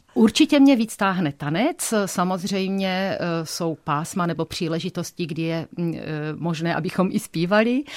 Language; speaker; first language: Czech; native; Czech